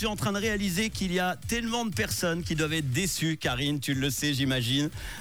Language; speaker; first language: French; native; French